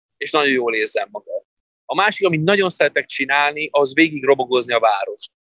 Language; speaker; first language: Hungarian; non-native, fluent; Italian